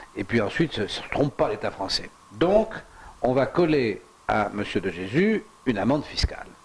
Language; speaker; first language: French; native; French